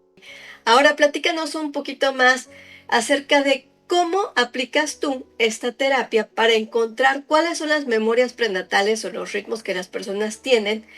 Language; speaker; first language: Spanish; native; Spanish